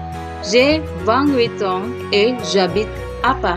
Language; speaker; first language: French; non-native, fluent; Indonesian